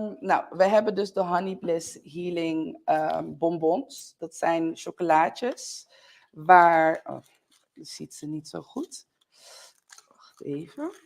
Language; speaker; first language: Dutch; native; Dutch